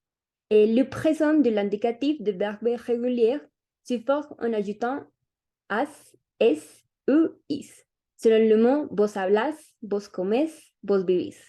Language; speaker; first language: French; non-native, learner; Spanish